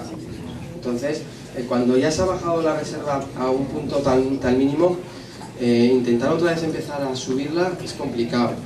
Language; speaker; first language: Spanish; native; Spanish